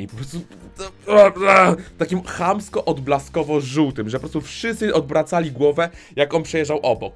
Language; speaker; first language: Polish; native; Polish